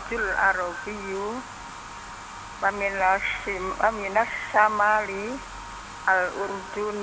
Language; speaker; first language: Arabic; non-native, learner; Indonesian